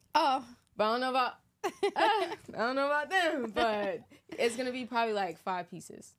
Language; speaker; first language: English; native; English